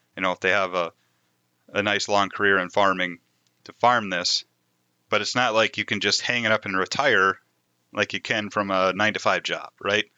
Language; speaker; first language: English; native; English